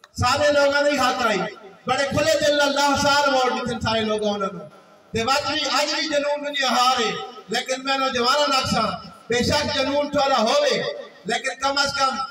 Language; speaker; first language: Punjabi; native; Punjabi